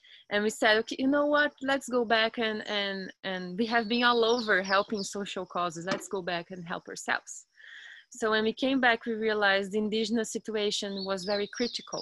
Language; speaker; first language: English; non-native, fluent; Portuguese